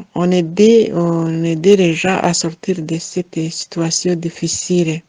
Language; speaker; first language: French; non-native, fluent; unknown